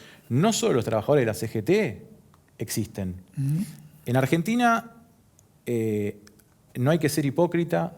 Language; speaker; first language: Spanish; native; Spanish